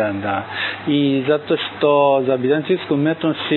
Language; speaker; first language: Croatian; non-native, learner; Japanese